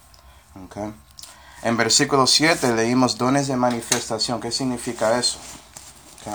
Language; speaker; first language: Spanish; non-native, fluent; English